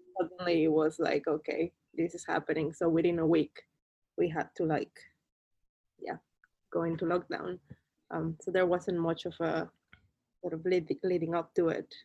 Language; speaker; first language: English; non-native, fluent; Spanish